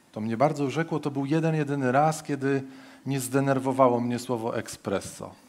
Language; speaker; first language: Polish; native; Polish